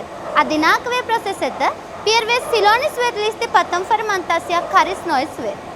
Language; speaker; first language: Russian; non-native, learner; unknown